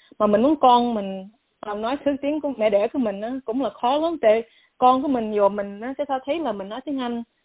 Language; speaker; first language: Vietnamese; early bilingual, heritage; Vietnamese